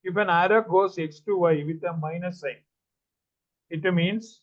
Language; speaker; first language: English; non-native, local second language; Malayalam